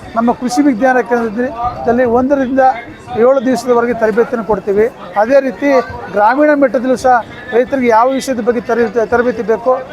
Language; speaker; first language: Kannada; native; Kannada